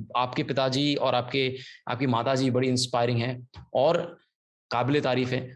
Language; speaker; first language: Hindi; non-native, local second language; Gujarati